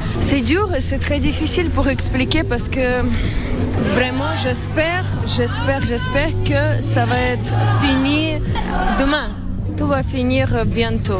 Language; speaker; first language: French; non-native, learner; Ukrainian